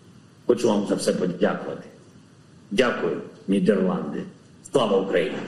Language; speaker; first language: Ukrainian; non-native, local second language; Russian